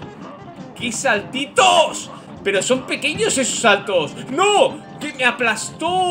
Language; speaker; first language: Spanish; native; Spanish